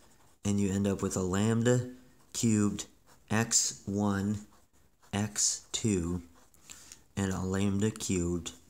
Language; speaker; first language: English; native; English